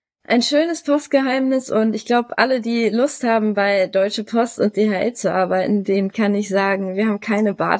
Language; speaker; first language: German; native; German